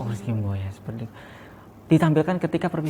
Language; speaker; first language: Indonesian; native; Indonesian